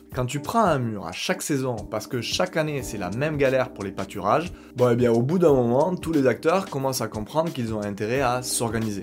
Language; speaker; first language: French; native; French